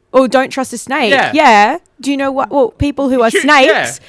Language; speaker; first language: English; native; English